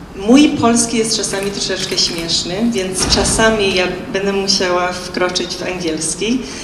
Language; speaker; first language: Polish; early bilingual, heritage; Polish